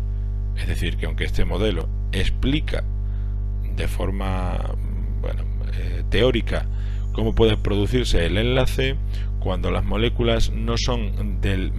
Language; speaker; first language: Spanish; native; Spanish